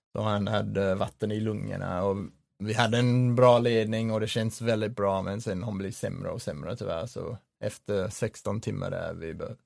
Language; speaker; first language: Swedish; non-native, learner; English